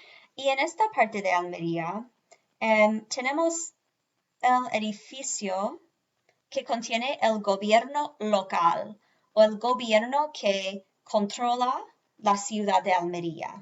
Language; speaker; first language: Spanish; non-native, fluent; English